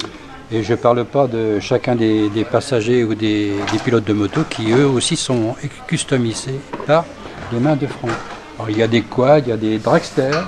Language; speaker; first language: French; native; French